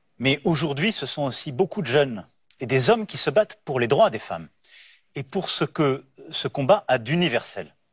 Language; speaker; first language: French; native; French